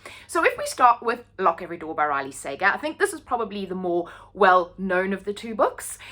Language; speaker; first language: English; native; English